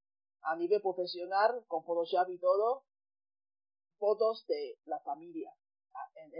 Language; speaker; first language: Spanish; non-native, fluent; Chinese